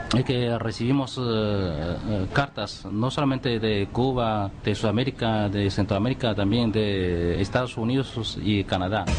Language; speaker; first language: Spanish; non-native, fluent; Chinese